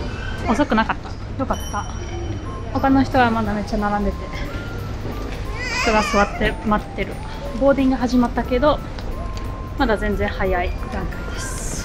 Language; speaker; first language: Japanese; non-native, fluent; German